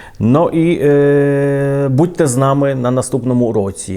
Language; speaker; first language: Ukrainian; non-native, fluent; Polish